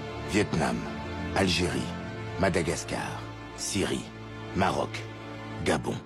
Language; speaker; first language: French; native; French